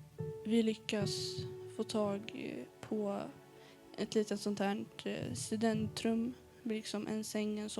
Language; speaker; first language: Swedish; early bilingual, other home language; Arabic